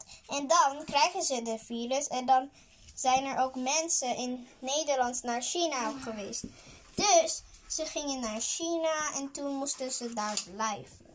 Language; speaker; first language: Dutch; early bilingual, other home language; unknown